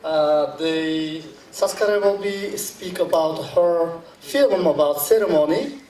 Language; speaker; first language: English; non-native, learner; Mongolian